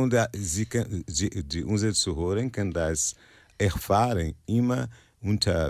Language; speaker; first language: German; non-native, learner; Portuguese